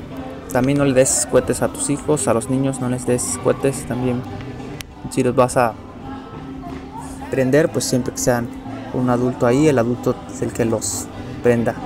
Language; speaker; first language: Spanish; native; Spanish